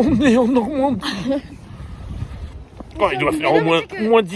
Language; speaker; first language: French; native; French